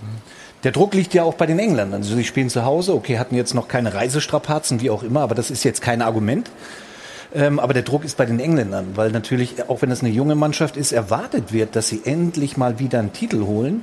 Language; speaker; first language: German; native; German